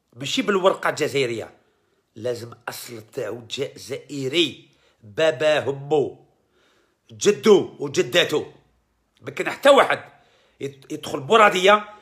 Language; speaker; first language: Arabic; early bilingual, heritage; Arabic